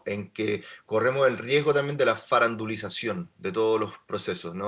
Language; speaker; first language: Spanish; native; Spanish